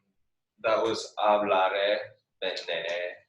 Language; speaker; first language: Spanish; non-native, fluent; English